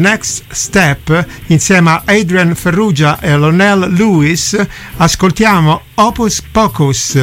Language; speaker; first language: Italian; native; Italian